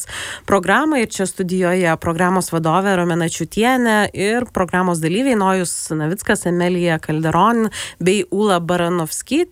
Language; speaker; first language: Lithuanian; native; Lithuanian